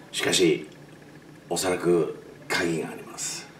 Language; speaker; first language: Japanese; non-native, fluent; English